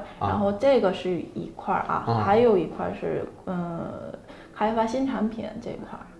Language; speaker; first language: Chinese; non-native, fluent; Korean